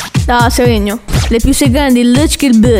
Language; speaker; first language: Italian; native; Italian